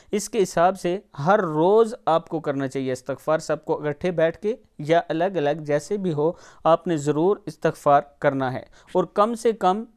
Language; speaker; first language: Urdu; non-native, local second language; Punjabi